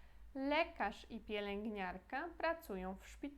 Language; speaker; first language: Polish; non-native, fluent; Portuguese